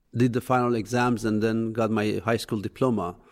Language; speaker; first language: English; non-native, fluent; Persian